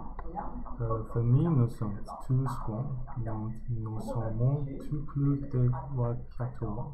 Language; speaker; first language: French; non-native, learner; English